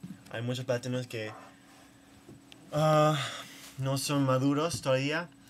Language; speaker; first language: Spanish; non-native, learner; English